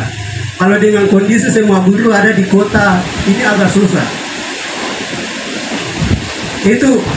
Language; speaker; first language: Indonesian; non-native, local second language; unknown